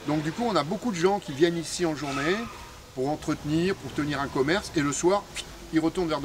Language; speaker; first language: French; native; French